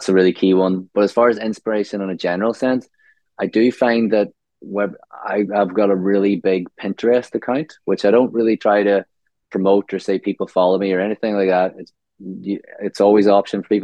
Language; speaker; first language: English; native; English